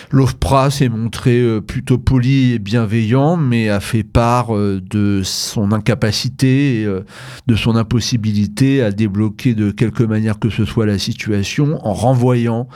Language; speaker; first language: French; native; French